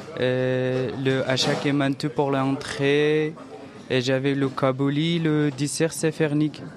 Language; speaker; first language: French; non-native, learner; Persian